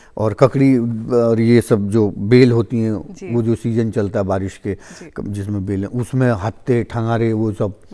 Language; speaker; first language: Hindi; native; Hindi